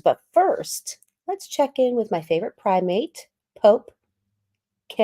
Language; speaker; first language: English; native; English